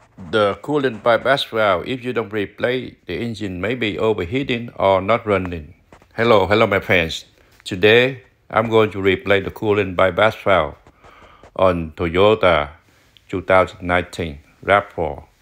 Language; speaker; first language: English; non-native, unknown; Vietnamese